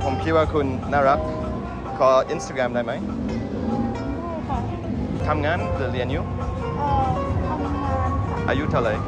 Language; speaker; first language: Thai; non-native, fluent; English